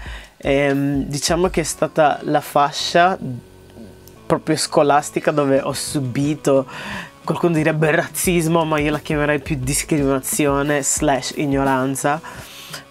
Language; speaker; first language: Italian; early bilingual, other home language; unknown